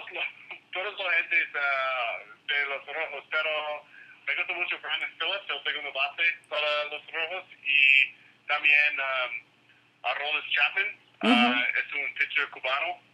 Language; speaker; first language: Spanish; non-native, learner; English